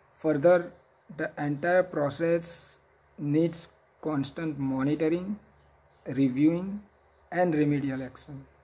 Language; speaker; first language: English; non-native, local second language; Gujarati